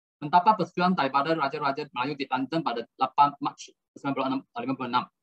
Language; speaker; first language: Malay; non-native, local second language; Chinese